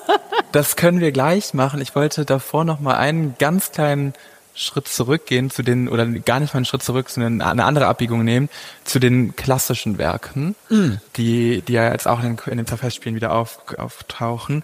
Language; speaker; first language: German; native; German